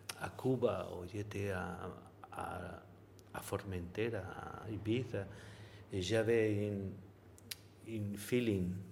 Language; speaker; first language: French; non-native, learner; Spanish